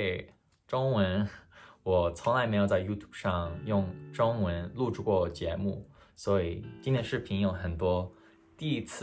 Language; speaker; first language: Chinese; early bilingual, heritage; Chinese